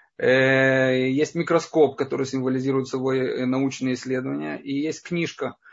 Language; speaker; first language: Russian; native; Russian